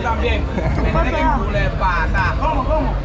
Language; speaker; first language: Spanish; native; Spanish